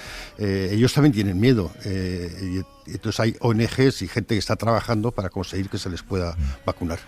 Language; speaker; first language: Spanish; native; Spanish